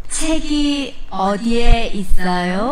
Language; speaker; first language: Korean; non-native, learner; Indonesian